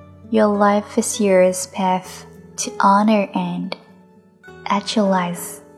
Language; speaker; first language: English; non-native, fluent; Chinese